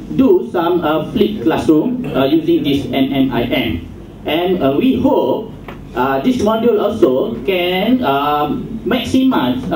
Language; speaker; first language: English; non-native, local second language; Malay